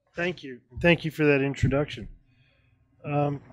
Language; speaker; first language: English; native; English